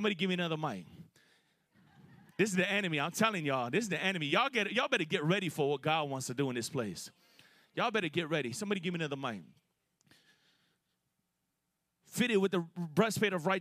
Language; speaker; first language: English; native; English